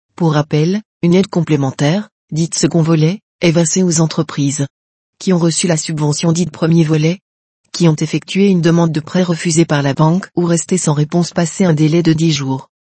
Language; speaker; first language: French; native; French